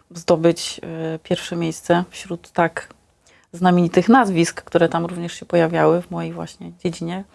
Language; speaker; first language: Polish; native; Polish